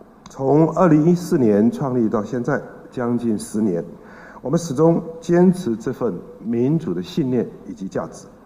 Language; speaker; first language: Chinese; native; Chinese